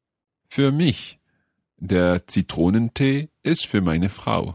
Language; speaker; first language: German; non-native, learner; English